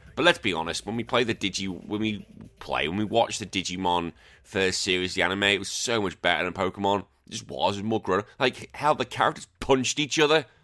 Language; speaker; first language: English; native; English